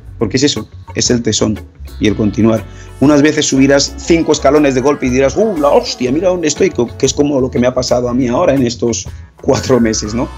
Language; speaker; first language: Spanish; early bilingual, other home language; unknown